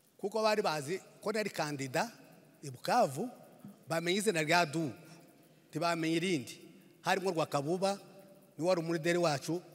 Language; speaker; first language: Kinyarwanda; native; Kinyarwanda